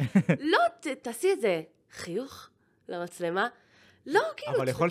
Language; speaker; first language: Hebrew; native; Hebrew